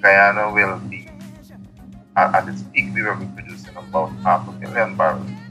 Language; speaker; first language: English; native; English